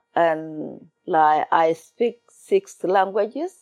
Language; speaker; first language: English; non-native, learner; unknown